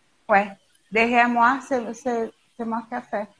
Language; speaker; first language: French; non-native, learner; Portuguese